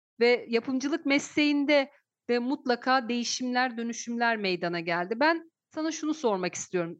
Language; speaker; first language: Turkish; native; Turkish